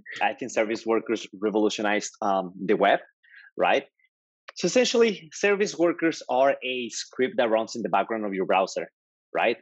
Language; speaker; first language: English; non-native, fluent; Spanish